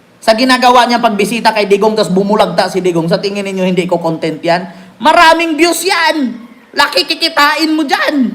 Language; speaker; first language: Filipino; native; Filipino